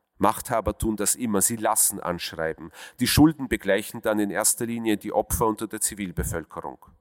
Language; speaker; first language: German; early bilingual, other home language; Russian